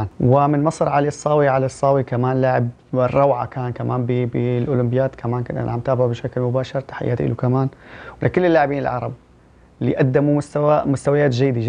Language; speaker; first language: Arabic; early bilingual, heritage; Arabic